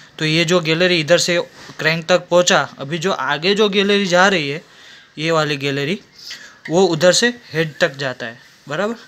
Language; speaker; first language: Hindi; native; Hindi